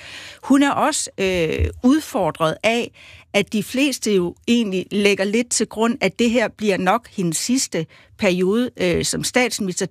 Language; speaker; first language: Danish; native; Danish